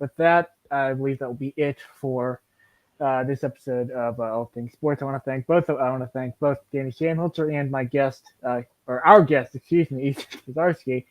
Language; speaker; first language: English; native; English